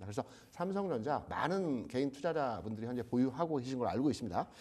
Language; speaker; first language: Korean; native; Korean